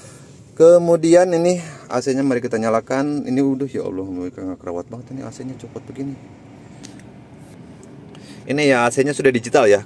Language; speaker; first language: Indonesian; native; Indonesian